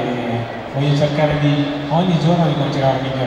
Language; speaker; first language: Italian; native; Italian